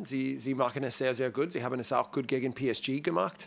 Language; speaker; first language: German; non-native, learner; English